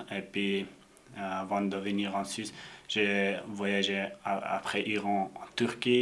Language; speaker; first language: French; non-native, learner; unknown